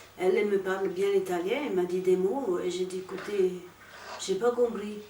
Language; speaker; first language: French; non-native, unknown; Italian